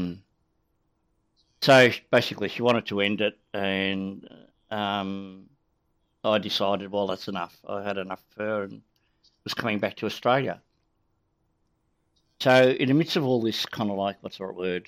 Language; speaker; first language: English; native; English